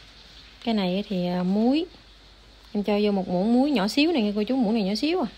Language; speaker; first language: Vietnamese; native; Vietnamese